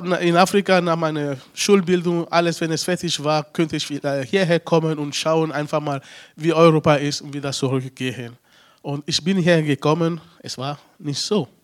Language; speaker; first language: German; non-native, fluent; Ewe